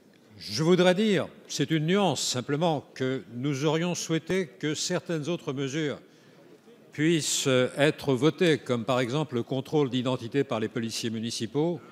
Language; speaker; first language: French; native; French